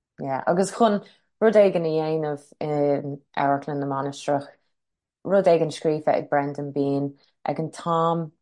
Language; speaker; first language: Irish; non-native, local second language; English